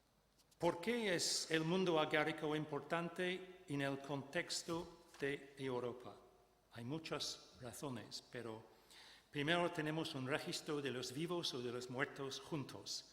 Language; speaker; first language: Spanish; non-native, fluent; English